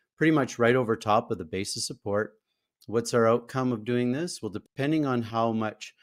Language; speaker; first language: English; native; English